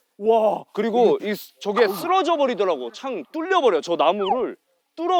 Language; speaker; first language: Korean; native; Korean